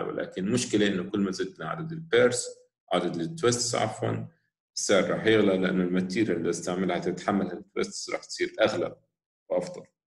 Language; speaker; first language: Arabic; native; Arabic